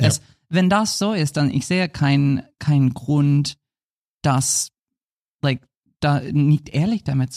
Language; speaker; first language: German; non-native, fluent; English